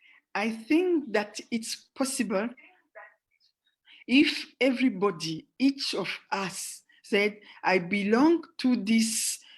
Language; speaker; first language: English; non-native, fluent; Rundi